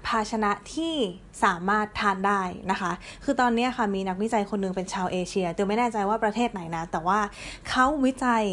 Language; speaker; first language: Thai; native; Thai